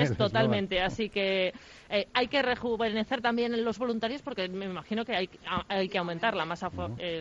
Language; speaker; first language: Spanish; native; Spanish